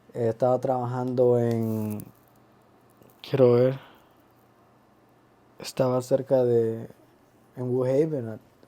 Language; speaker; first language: Spanish; early bilingual, other home language; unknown